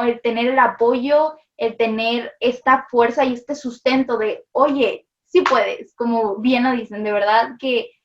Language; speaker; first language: Spanish; native; Spanish